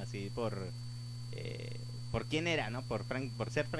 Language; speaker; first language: Spanish; native; Spanish